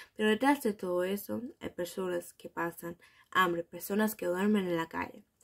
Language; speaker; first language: German; early bilingual, other home language; Spanish